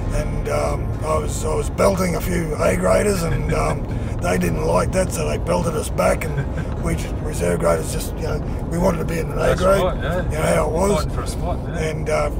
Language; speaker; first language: English; native; English